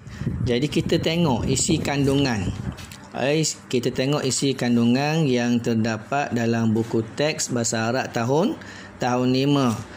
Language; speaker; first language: Malay; native; Malay